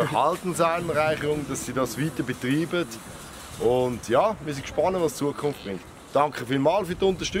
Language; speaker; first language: German; native; German